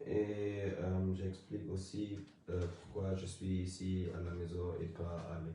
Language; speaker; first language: French; early bilingual, other home language; Lingala